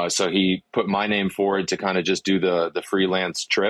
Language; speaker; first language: English; early bilingual, other home language; Afrikaans